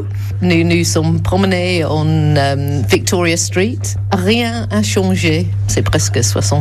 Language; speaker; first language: French; non-native, learner; English